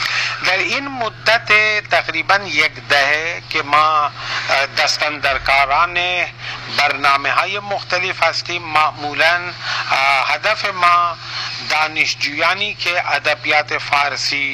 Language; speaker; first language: Persian; non-native, fluent; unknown